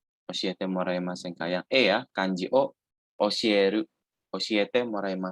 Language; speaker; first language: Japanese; non-native, fluent; Indonesian